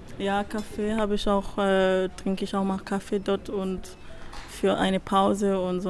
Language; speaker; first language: German; non-native, fluent; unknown